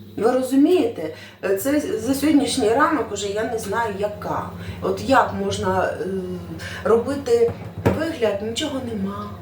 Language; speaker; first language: Ukrainian; native; Ukrainian